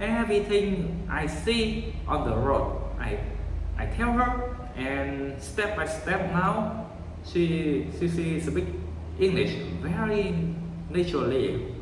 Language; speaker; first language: English; non-native, learner; Vietnamese